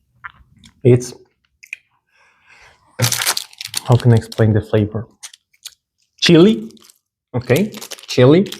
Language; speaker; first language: English; non-native, learner; Spanish